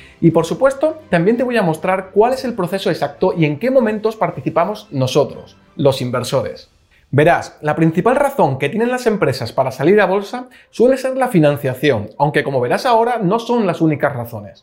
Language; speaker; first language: Spanish; native; Spanish